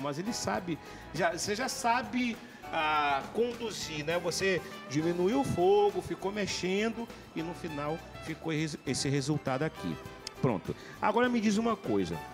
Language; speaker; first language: Portuguese; native; Portuguese